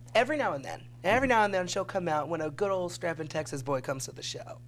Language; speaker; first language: English; native; English